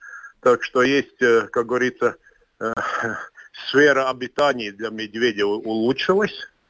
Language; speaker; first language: Russian; non-native, local second language; Latvian